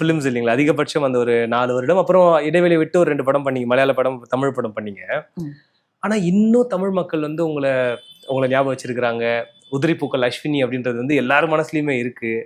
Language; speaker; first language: Tamil; native; Tamil